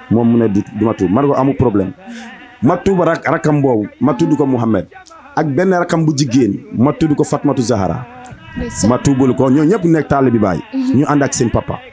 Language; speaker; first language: Wolof; non-native, fluent; Bambara